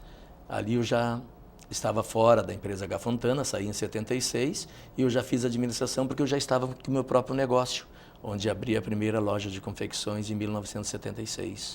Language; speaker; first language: Portuguese; native; Portuguese